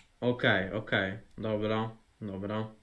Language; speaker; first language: Polish; native; Polish